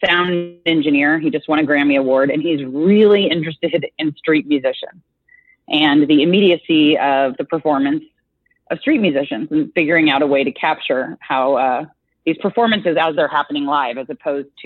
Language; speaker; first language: English; native; English